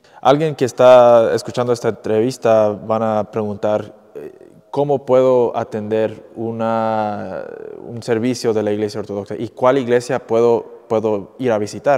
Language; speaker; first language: Spanish; early bilingual, heritage; English